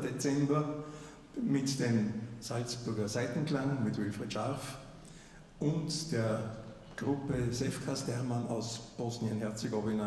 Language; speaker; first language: German; native; German